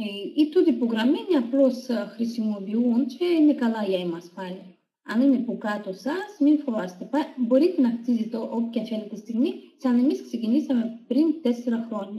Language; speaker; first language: Greek; non-native, learner; Russian